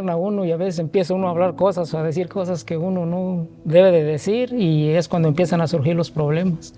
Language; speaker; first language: Spanish; native; Spanish